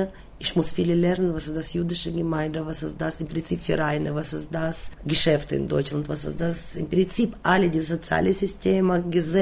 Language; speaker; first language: German; non-native, learner; Russian